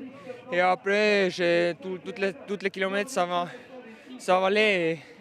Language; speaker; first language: French; non-native, learner; Estonian